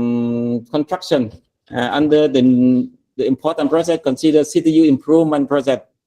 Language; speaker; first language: English; non-native, fluent; Vietnamese